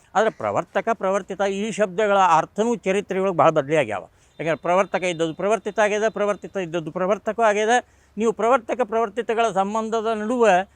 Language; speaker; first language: Kannada; non-native, local second language; Marathi